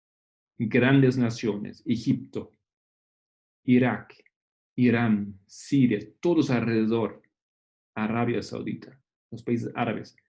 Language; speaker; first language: Spanish; non-native, fluent; Portuguese